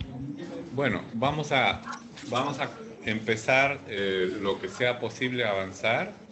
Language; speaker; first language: Spanish; native; Spanish